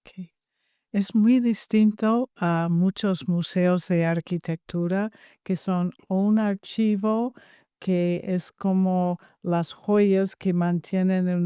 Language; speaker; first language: Spanish; non-native, fluent; English